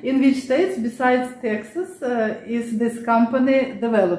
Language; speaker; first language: English; non-native, learner; Russian